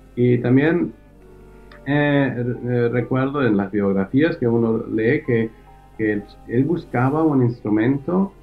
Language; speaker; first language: Spanish; early bilingual, heritage; German